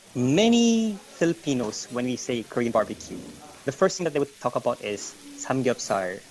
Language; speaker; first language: English; non-native, fluent; Korean